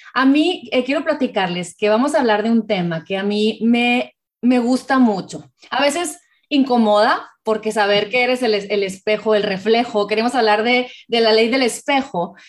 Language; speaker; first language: Spanish; native; Spanish